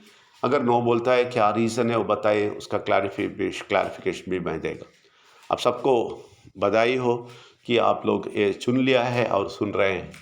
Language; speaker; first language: Hindi; non-native, local second language; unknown